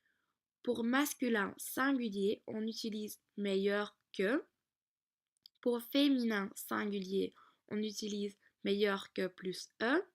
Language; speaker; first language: French; non-native, learner; Dutch